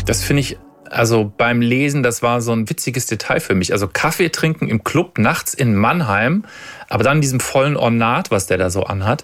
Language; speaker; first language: German; native; German